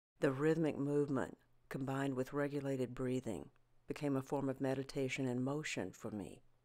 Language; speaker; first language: English; native; English